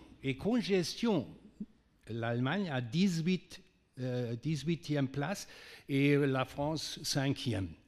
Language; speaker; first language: French; non-native, fluent; German